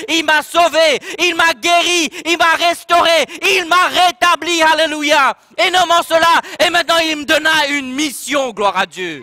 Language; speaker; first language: French; non-native, local second language; Morisyen